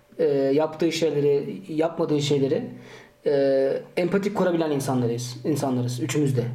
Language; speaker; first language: Turkish; early bilingual, heritage; Turkish